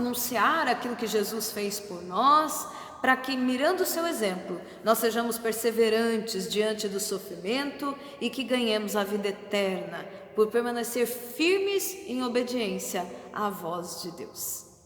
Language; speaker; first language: Portuguese; native; Portuguese